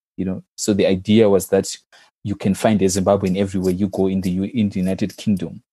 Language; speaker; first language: English; non-native, local second language; Shona